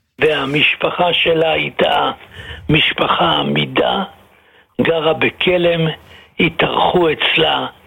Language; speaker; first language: Hebrew; native; Hebrew